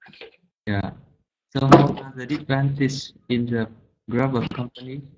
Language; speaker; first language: English; non-native, learner; Vietnamese